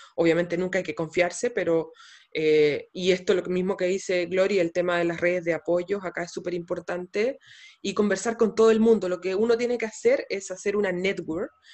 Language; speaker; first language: Spanish; native; Spanish